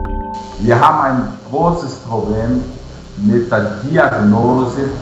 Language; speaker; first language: German; non-native, fluent; Portuguese